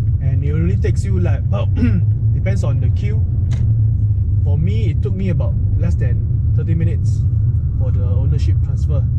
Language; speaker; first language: English; non-native, local second language; Min Nan Chinese